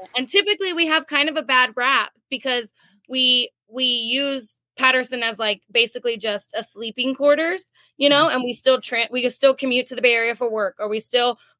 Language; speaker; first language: English; native; English